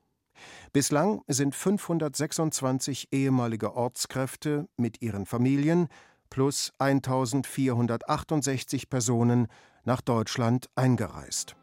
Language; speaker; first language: German; native; German